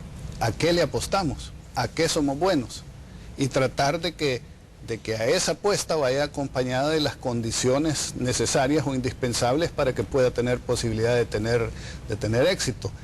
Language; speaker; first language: Spanish; native; Spanish